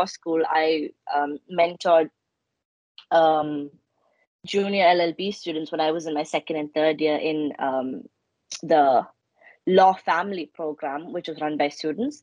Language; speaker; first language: English; non-native, local second language; Malayalam